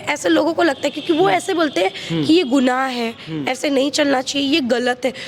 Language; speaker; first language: Hindi; native; Hindi